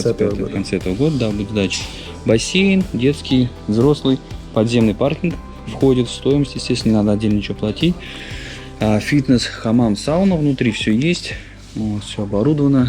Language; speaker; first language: Russian; native; Russian